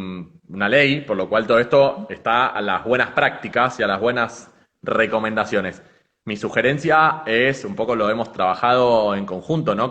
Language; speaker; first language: Spanish; native; Spanish